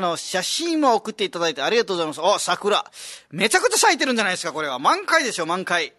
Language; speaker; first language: Japanese; native; Japanese